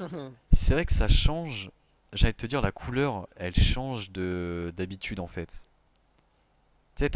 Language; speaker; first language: French; native; French